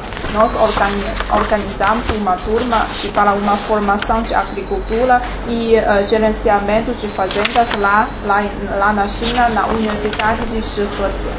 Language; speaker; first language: Portuguese; non-native, fluent; Chinese